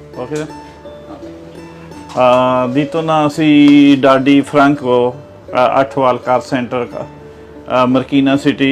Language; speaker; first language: Filipino; non-native, learner; Punjabi